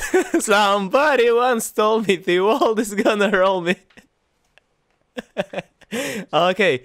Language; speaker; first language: English; non-native, learner; Russian